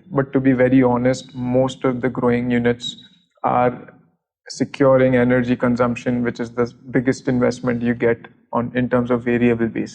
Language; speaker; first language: English; non-native, local second language; Gujarati